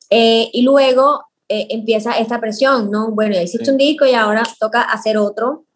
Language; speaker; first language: Spanish; native; Spanish